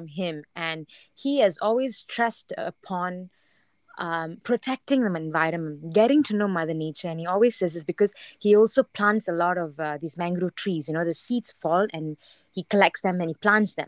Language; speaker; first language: English; non-native, local second language; Tamil